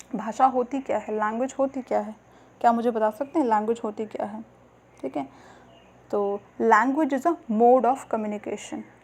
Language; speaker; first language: Hindi; native; Hindi